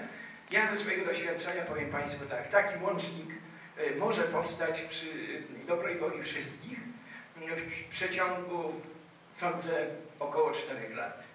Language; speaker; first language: Polish; native; Polish